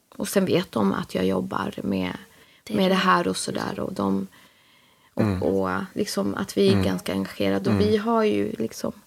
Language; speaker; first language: Swedish; early bilingual, other home language; Spanish